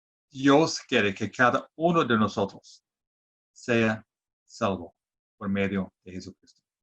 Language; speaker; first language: Spanish; non-native, fluent; English